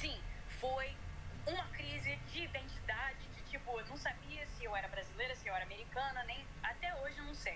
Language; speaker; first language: Portuguese; early bilingual, heritage; Portuguese